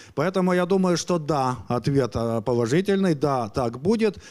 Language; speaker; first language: Russian; native; Russian